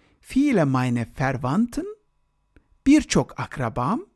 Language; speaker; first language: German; non-native, fluent; Turkish